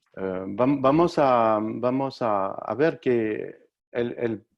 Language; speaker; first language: Spanish; non-native, learner; French